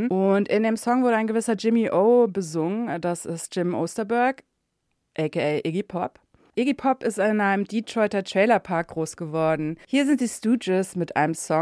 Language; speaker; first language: German; native; German